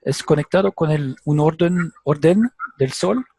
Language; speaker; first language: Spanish; non-native, learner; French